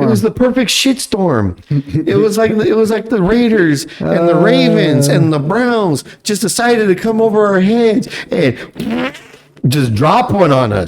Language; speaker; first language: English; native; English